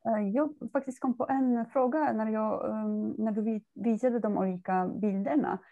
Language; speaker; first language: Swedish; non-native, fluent; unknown